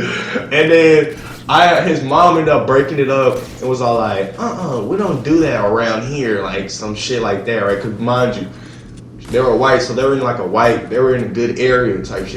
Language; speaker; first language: English; native; English